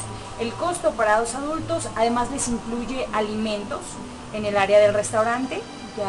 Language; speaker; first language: Spanish; native; Spanish